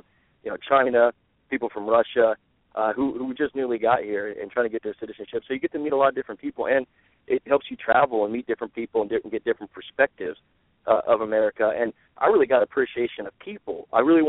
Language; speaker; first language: English; native; English